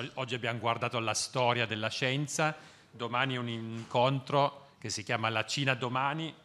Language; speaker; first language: Italian; native; Italian